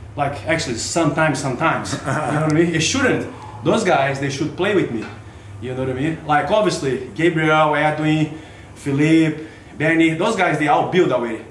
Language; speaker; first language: English; non-native, learner; Portuguese